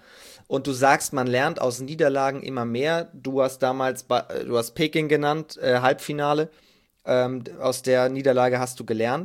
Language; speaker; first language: German; native; German